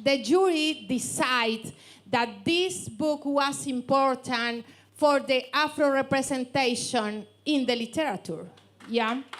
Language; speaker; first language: English; non-native, learner; Spanish